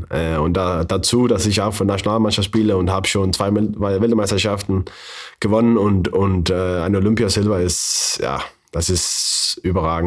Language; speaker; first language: German; non-native, learner; Faroese